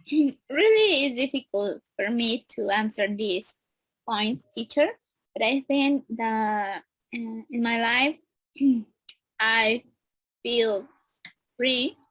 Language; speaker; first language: English; non-native, learner; Spanish